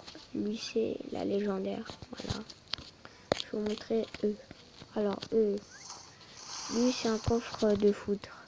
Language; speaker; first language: French; native; French